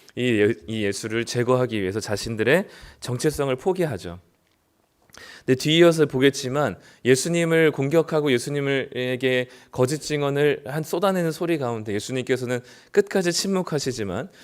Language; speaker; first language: Korean; native; Korean